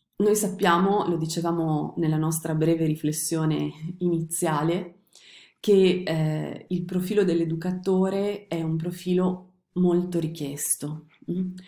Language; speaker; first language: Italian; native; Italian